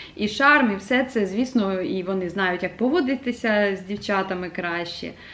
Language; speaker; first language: Ukrainian; non-native, local second language; Russian